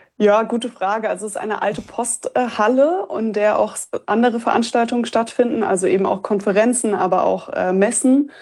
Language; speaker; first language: German; native; German